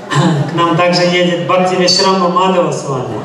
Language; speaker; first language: Russian; native; Russian